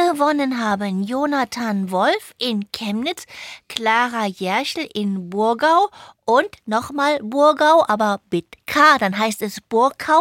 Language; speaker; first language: German; native; German